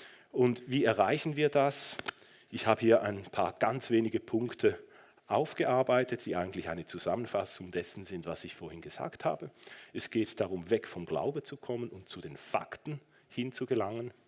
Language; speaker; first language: German; native; German